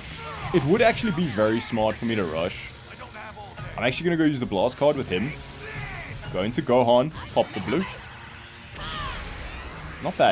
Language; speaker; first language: English; native; English